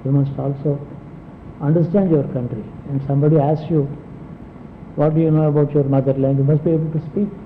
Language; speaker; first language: English; non-native, local second language; Telugu